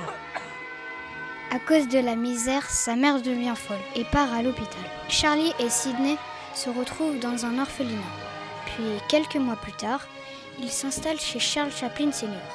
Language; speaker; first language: French; native; French